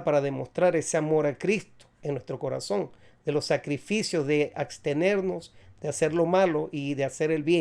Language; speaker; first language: Spanish; native; Spanish